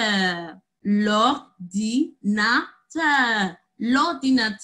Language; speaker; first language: French; non-native, fluent; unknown